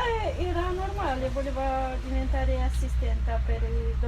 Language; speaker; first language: Italian; non-native, learner; Romanian